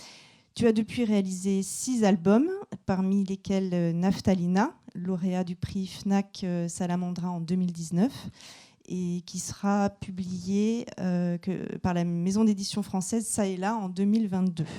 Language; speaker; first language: French; native; French